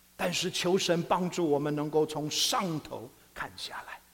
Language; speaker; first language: Chinese; non-native, fluent; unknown